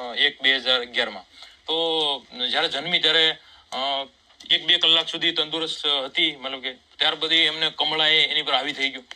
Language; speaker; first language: Gujarati; native; Gujarati